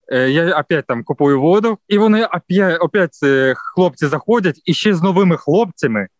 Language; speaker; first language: Ukrainian; non-native, local second language; Russian